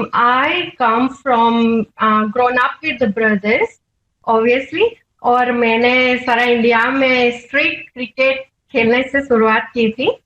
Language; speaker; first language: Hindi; non-native, local second language; Gujarati